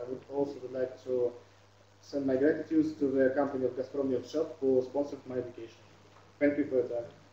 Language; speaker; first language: English; non-native, fluent; Russian